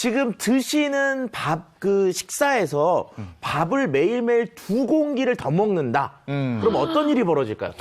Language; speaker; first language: Korean; native; Korean